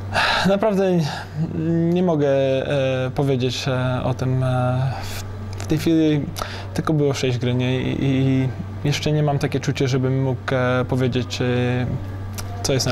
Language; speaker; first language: Polish; early bilingual, heritage; English